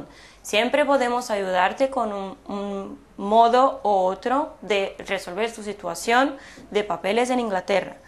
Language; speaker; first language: Spanish; non-native, fluent; Portuguese